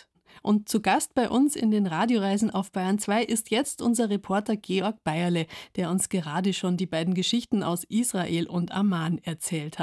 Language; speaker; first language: German; native; German